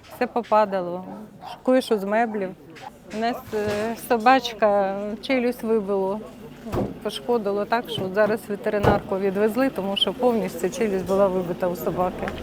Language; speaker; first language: Ukrainian; non-native, local second language; Russian